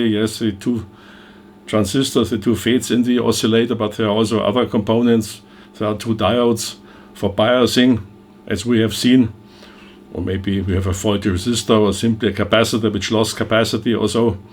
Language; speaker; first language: English; non-native, fluent; German